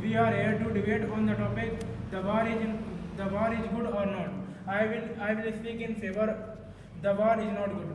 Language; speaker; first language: English; non-native, learner; Hindi